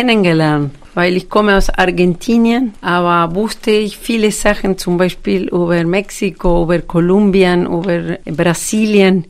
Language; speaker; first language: German; non-native, fluent; Spanish